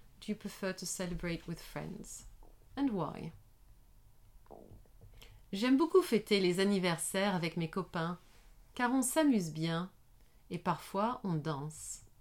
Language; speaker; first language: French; non-native, learner; English